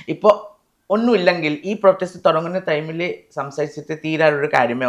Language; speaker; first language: Malayalam; non-native, fluent; Assamese